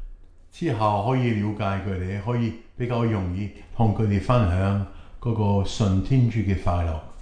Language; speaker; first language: Chinese; non-native, fluent; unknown